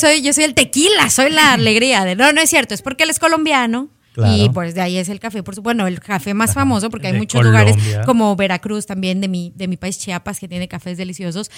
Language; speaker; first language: Spanish; native; Spanish